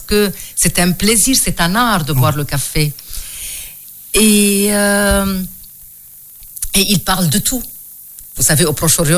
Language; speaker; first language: French; non-native, local second language; Arabic